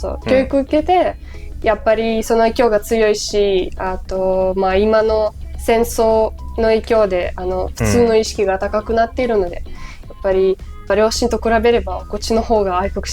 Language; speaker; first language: Japanese; non-native, fluent; Ukrainian